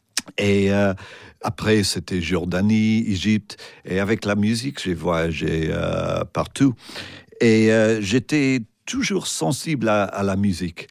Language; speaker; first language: French; non-native, fluent; English